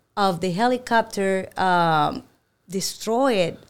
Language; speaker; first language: English; non-native, learner; Spanish